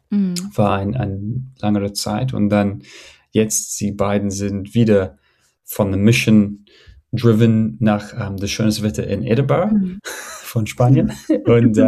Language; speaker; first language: German; non-native, fluent; English